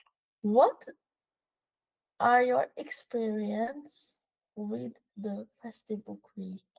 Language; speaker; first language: English; non-native, learner; Hungarian